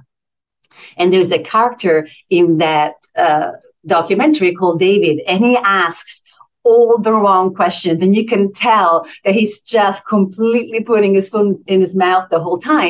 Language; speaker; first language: English; non-native, fluent; Italian